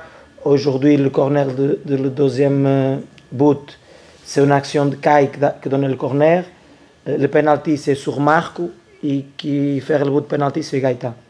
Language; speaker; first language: French; non-native, learner; Portuguese